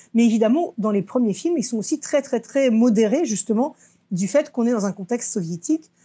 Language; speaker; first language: French; early bilingual, other home language; Russian